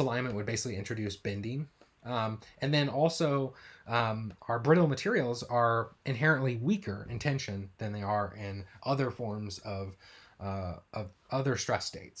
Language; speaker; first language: English; native; English